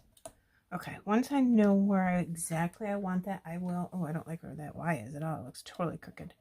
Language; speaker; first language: English; native; English